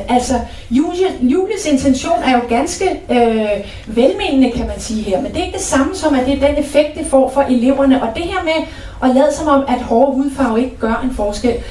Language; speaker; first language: Danish; native; Danish